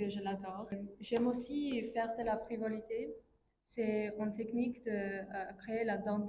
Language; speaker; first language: French; non-native, fluent; English